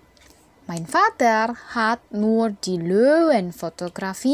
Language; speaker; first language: German; non-native, fluent; Indonesian